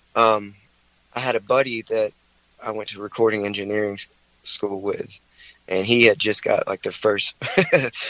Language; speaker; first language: English; native; English